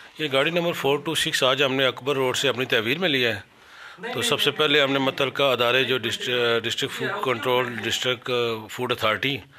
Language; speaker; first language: Urdu; native; Urdu